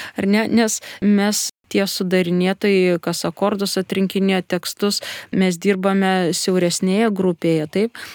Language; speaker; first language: Lithuanian; native; Lithuanian